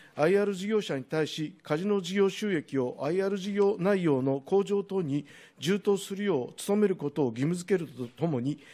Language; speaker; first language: Japanese; native; Japanese